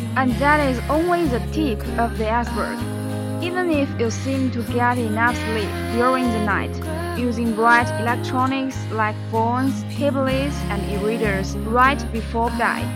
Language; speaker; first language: English; non-native, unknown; Chinese